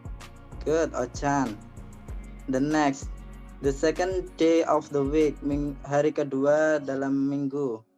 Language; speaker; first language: English; non-native, learner; Indonesian